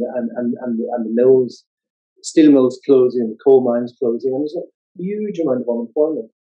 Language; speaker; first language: English; native; English